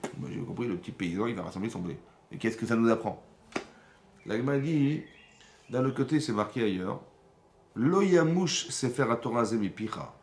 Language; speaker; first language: French; native; French